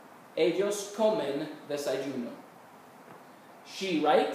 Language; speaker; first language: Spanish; non-native, fluent; English